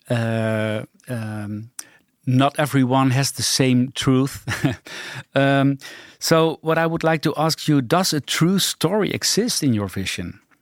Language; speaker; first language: English; non-native, fluent; Dutch